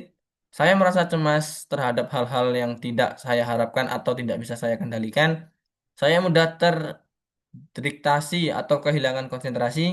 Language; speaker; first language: Indonesian; native; Indonesian